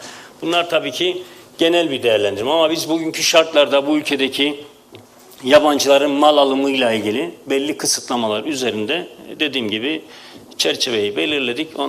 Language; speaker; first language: Turkish; native; Turkish